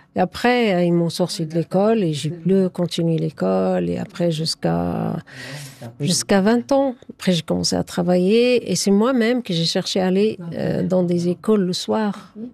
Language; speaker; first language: French; non-native, fluent; Arabic